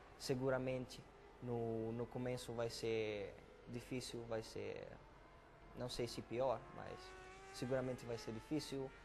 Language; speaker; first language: Portuguese; early bilingual, heritage; Italian